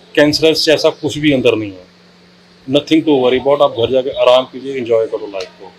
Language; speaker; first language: Hindi; native; Hindi